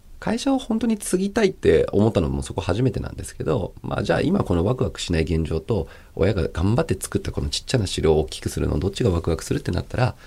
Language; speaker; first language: Japanese; early bilingual, other home language; Chinese